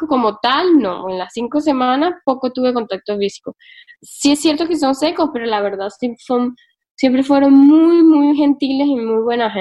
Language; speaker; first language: Spanish; native; Spanish